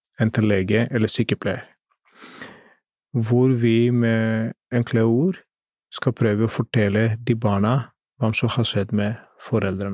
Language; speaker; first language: Norwegian; non-native, fluent; Greek